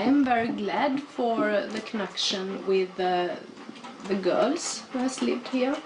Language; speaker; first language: English; non-native, learner; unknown